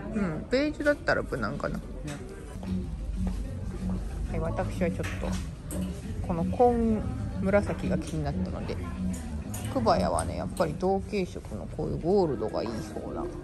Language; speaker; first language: Japanese; native; Japanese